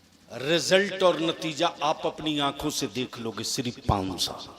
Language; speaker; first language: Hindi; native; Hindi